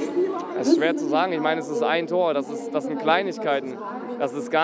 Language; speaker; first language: German; native; German